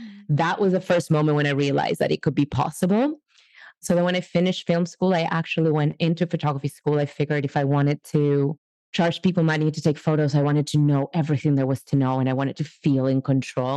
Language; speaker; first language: English; non-native, fluent; Spanish